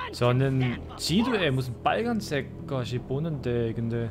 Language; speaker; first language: Korean; non-native, learner; German